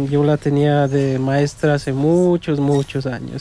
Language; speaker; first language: Spanish; early bilingual, other home language; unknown